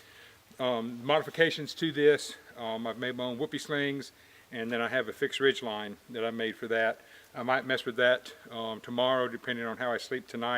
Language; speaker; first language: English; native; English